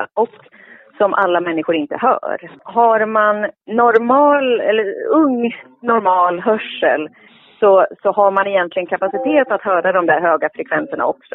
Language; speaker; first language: Swedish; native; Swedish